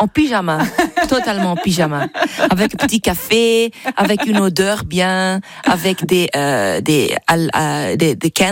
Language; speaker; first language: French; non-native, fluent; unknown